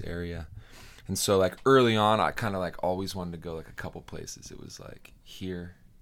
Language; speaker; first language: English; native; English